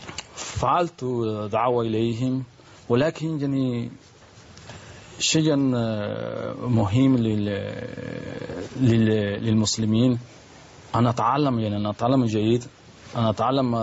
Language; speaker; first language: Arabic; non-native, learner; Spanish